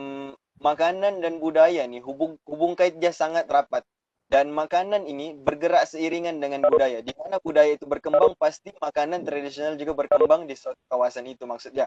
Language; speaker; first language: Malay; native; Malay